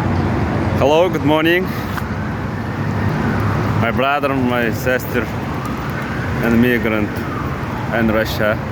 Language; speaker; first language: English; non-native, learner; Kyrgyz